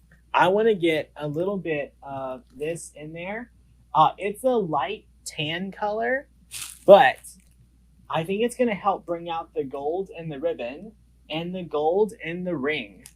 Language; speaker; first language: English; native; English